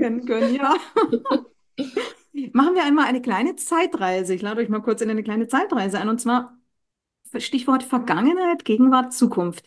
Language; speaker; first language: German; native; German